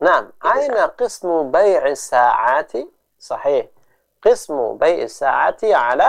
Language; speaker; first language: Arabic; non-native, fluent; Indonesian